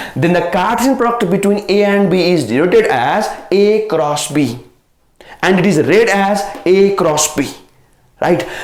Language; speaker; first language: English; non-native, local second language; Nepali